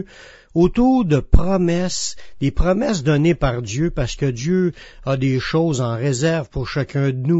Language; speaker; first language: French; native; French